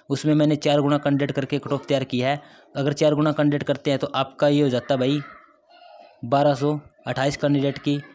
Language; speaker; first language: Hindi; native; Hindi